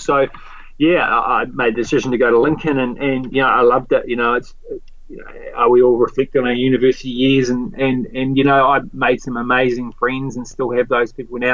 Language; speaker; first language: English; native; English